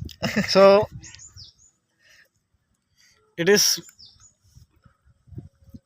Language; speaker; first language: English; non-native, learner; Bangla